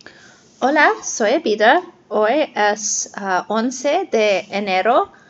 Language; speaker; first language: Spanish; non-native, learner; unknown